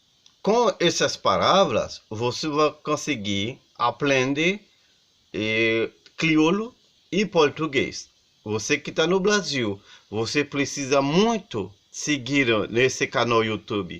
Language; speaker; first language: Portuguese; non-native, learner; Haitian Creole